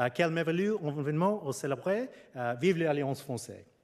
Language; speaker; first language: French; non-native, learner; English